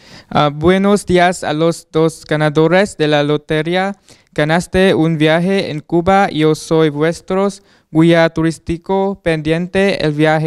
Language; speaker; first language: Spanish; non-native, learner; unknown